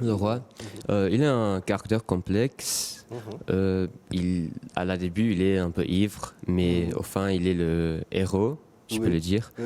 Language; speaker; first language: French; non-native, learner; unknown